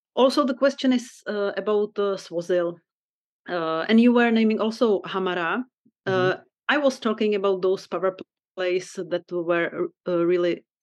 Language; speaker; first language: English; non-native, fluent; Czech